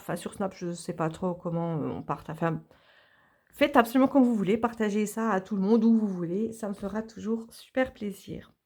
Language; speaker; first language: French; native; French